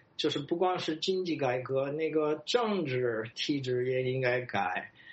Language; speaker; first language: Chinese; non-native, fluent; English